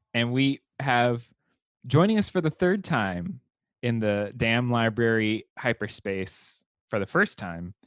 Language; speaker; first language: English; native; English